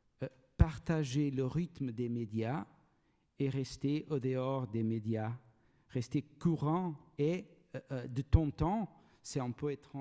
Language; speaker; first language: French; non-native, learner; Portuguese